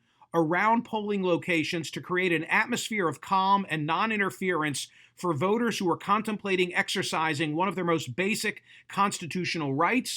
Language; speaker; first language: English; native; English